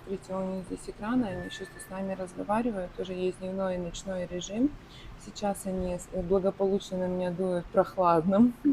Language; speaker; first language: Russian; native; Russian